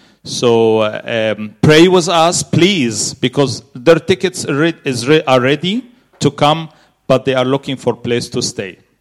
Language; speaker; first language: English; non-native, fluent; Arabic